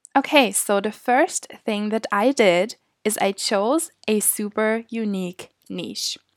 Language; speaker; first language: English; non-native, fluent; German